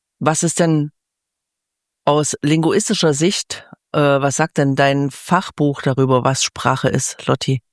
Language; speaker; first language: German; native; German